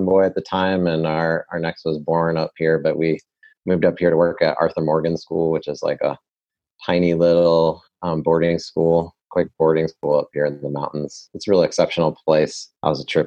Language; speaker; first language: English; native; English